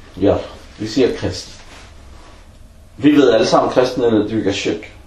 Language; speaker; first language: Danish; early bilingual, other home language; Arabic